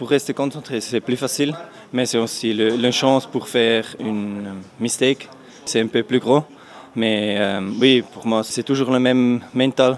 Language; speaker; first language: French; non-native, learner; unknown